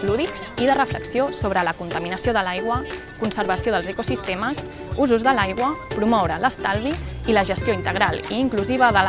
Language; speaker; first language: Catalan; native; Catalan